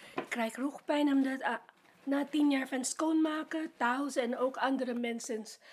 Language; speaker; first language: Dutch; non-native, learner; Filipino